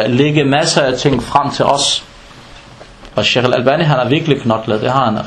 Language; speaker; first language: Danish; non-native, fluent; Arabic